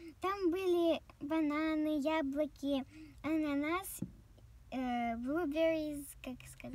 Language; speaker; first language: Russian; early bilingual, heritage; Russian